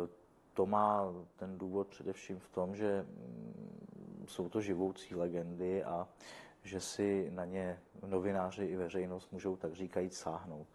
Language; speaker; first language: Czech; native; Czech